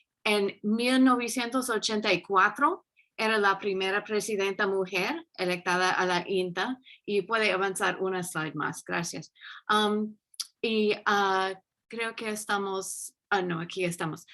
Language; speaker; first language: Spanish; non-native, fluent; English